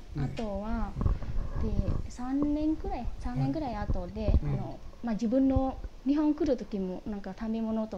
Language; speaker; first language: Japanese; non-native, learner; Vietnamese